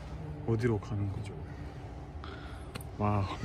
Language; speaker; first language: Korean; non-native, learner; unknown